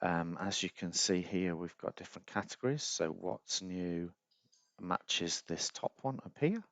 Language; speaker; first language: English; native; English